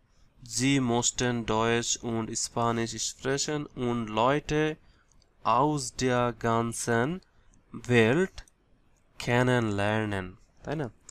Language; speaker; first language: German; non-native, fluent; Bangla